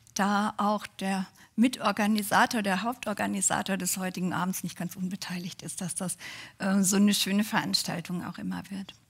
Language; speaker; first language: German; native; German